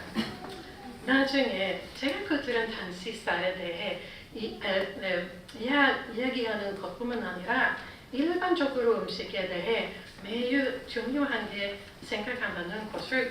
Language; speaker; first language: Korean; non-native, fluent; Swedish